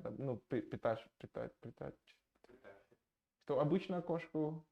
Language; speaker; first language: Russian; non-native, fluent; English